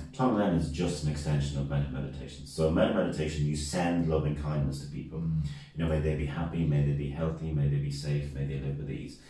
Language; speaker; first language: English; native; English